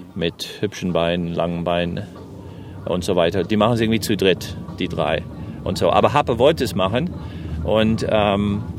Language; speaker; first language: German; non-native, fluent; English